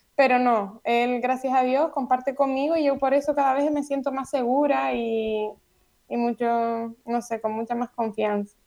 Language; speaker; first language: Spanish; native; Spanish